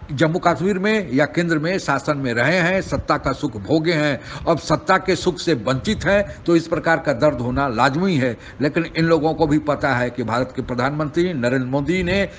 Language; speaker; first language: Hindi; native; Hindi